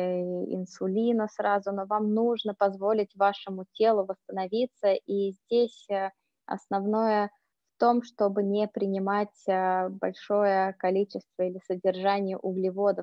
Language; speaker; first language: Russian; native; Russian